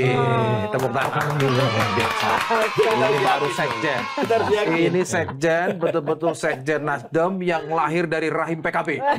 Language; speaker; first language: Indonesian; native; Indonesian